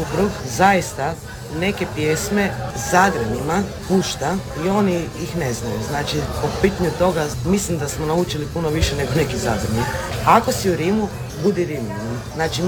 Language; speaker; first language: Croatian; native; Croatian